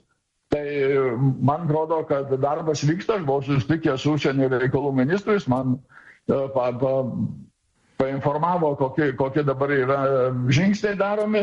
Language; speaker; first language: Lithuanian; native; Lithuanian